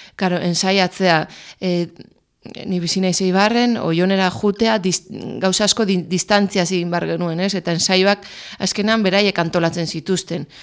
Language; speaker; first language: Basque; non-native, local second language; Spanish